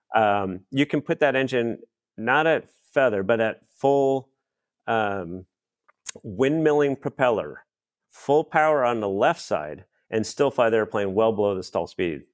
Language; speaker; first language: English; native; English